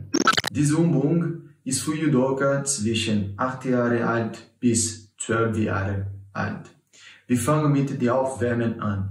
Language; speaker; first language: German; non-native, learner; Portuguese